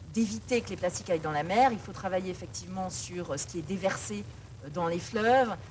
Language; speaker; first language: French; native; French